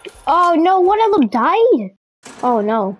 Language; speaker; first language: English; native; English